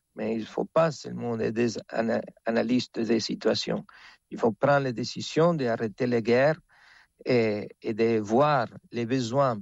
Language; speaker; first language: French; non-native, fluent; Spanish